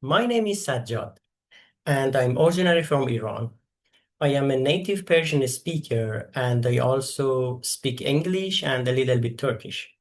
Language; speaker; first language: English; non-native, fluent; Persian